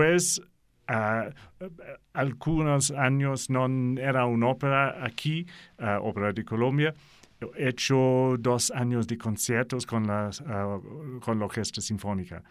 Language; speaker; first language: Spanish; non-native, learner; English